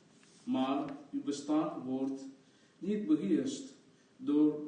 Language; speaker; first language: Dutch; non-native, fluent; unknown